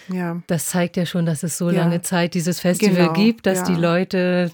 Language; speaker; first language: German; native; German